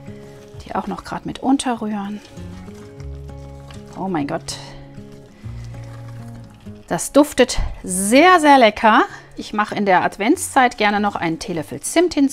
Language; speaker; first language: German; native; German